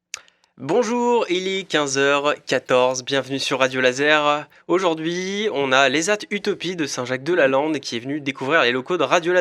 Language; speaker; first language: French; native; French